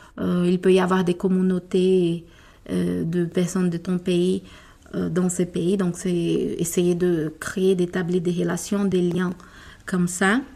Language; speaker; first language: French; non-native, fluent; Portuguese